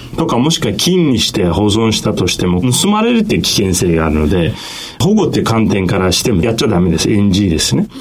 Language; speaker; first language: Japanese; non-native, fluent; Turkish